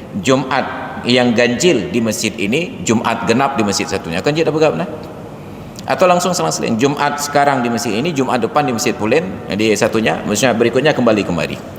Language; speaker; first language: Malay; non-native, local second language; Achinese